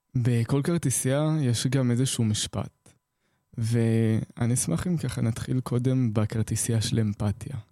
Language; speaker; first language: Hebrew; native; Hebrew